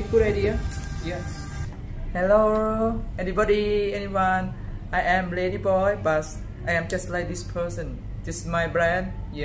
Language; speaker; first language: English; non-native, learner; Thai